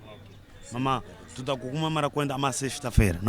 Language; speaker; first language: Portuguese; non-native, learner; Kinyarwanda